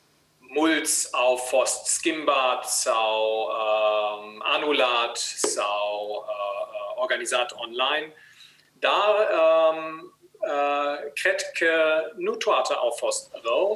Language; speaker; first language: Romanian; non-native, learner; German